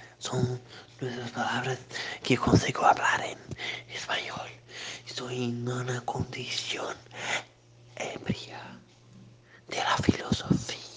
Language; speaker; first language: Spanish; non-native, learner; Portuguese